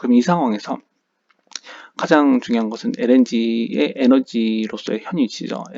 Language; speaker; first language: Korean; native; Korean